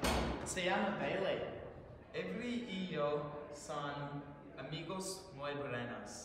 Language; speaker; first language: Spanish; non-native, learner; English